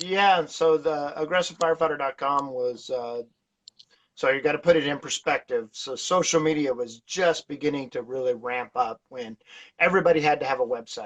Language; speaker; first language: English; native; English